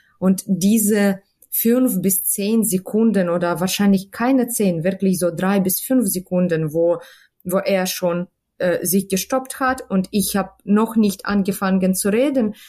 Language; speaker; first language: German; non-native, fluent; Ukrainian